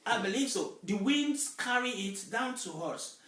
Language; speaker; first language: English; non-native, local second language; Yoruba